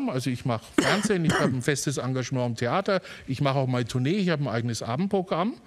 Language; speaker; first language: German; native; German